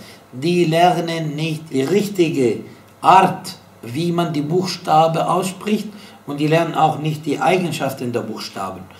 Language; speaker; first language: German; non-native, fluent; Arabic